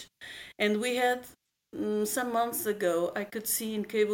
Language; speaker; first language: English; non-native, fluent; Portuguese